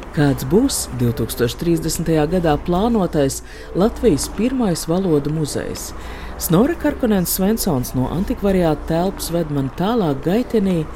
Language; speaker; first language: Latvian; native; Latvian